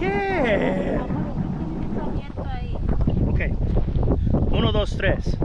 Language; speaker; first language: Spanish; non-native, learner; English